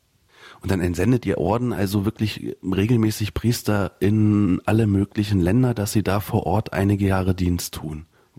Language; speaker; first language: German; native; German